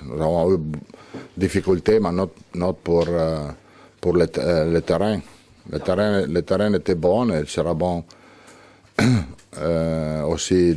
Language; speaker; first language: French; non-native, learner; Italian